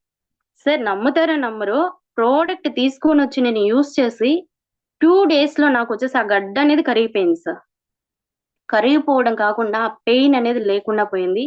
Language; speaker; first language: Telugu; native; Telugu